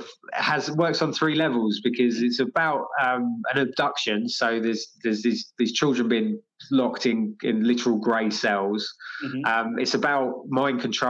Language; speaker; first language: English; native; English